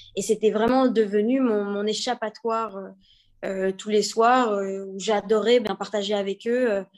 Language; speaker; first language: French; native; French